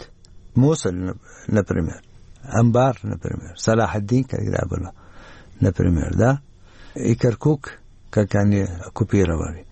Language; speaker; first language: Russian; non-native, learner; Arabic